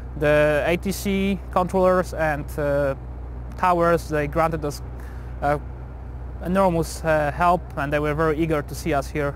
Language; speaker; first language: English; non-native, fluent; Polish